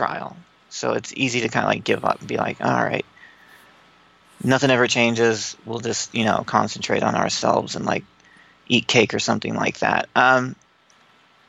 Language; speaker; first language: English; native; English